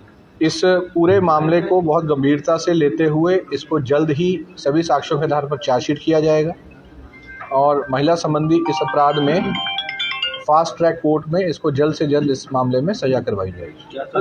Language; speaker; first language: Hindi; native; Hindi